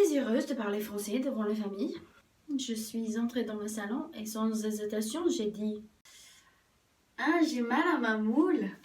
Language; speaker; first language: French; non-native, fluent; English